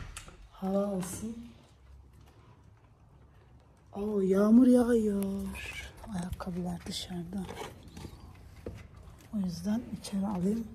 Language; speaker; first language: Turkish; early bilingual, heritage; Turkish